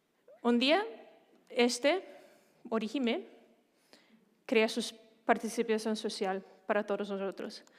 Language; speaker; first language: Spanish; non-native, fluent; Danish